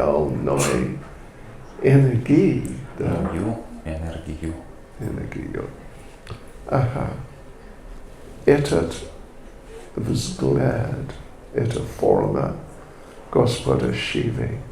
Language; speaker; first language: Russian; non-native, learner; English